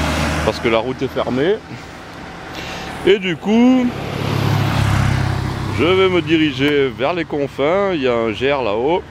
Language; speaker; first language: French; native; French